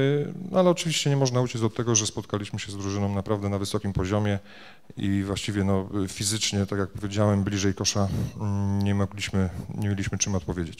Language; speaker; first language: Polish; native; Polish